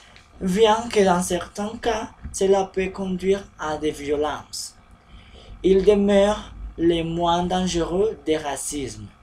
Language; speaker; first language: French; non-native, learner; Spanish